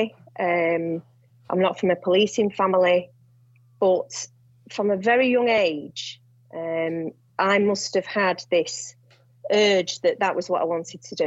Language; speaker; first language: English; native; English